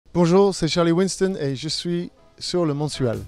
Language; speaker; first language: French; non-native, fluent; English